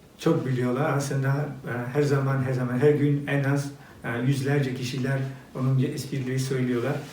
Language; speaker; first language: Turkish; non-native, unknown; Albanian